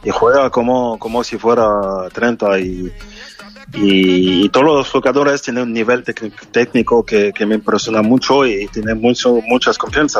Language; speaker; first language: Spanish; non-native, fluent; French